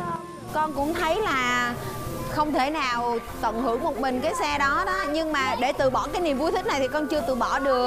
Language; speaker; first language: Vietnamese; native; Vietnamese